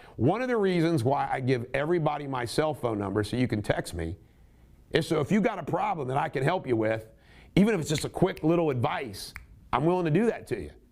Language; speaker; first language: English; native; English